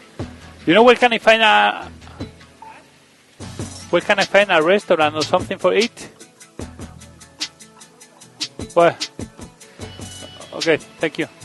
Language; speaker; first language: English; non-native, learner; Spanish